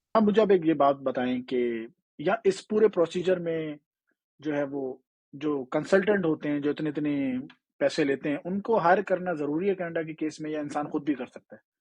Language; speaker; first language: Urdu; native; Urdu